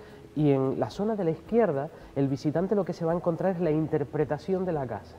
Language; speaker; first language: Spanish; native; Spanish